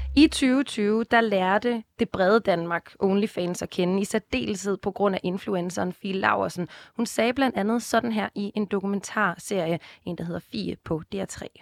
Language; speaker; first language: Danish; native; Danish